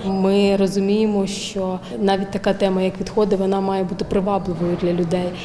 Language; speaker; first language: Ukrainian; native; Ukrainian